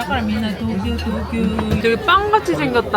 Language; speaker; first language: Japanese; non-native, fluent; Korean